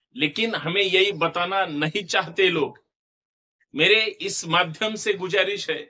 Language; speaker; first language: Hindi; non-native, local second language; Marathi